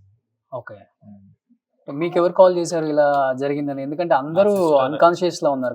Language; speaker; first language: Telugu; native; Telugu